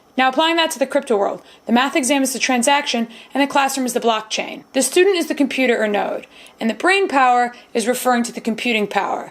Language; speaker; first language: English; native; English